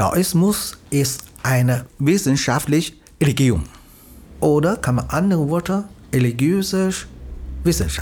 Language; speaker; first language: German; non-native, learner; Chinese